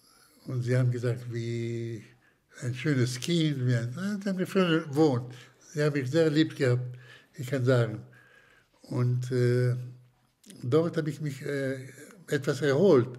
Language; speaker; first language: German; non-native, fluent; Slovak